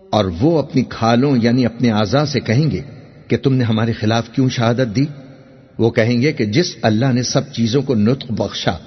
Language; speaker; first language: Urdu; native; Urdu